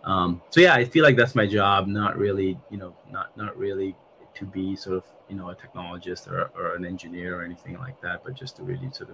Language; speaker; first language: English; non-native, local second language; Nepali